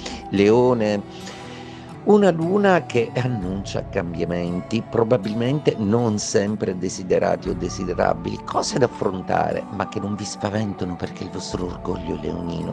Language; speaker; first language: Italian; native; Italian